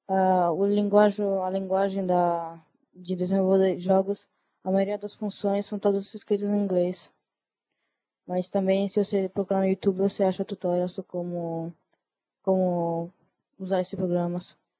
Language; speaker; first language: Portuguese; early bilingual, other home language; Italian